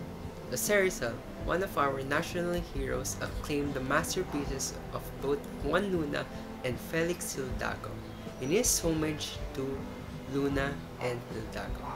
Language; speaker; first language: English; non-native, local second language; Filipino